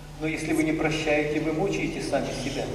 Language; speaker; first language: Russian; native; Russian